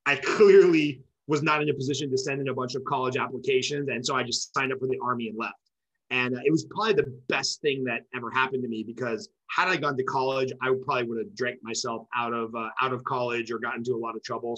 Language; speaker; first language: English; native; English